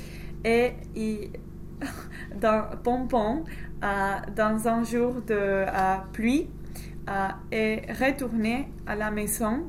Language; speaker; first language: French; non-native, learner; English